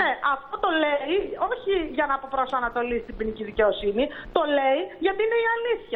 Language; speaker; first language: Greek; native; Greek